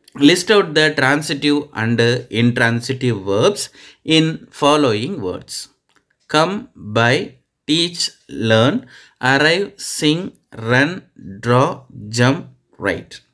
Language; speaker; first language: English; non-native, local second language; Tamil